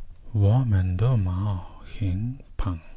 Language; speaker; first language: Chinese; non-native, learner; Mongolian